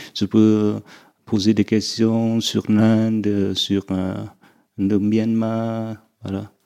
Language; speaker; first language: French; non-native, fluent; Vietnamese